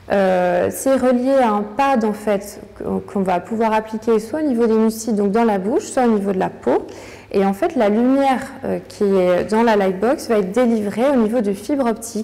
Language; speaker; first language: French; native; French